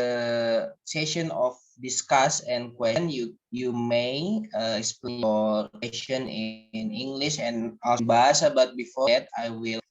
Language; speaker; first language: English; non-native, learner; Indonesian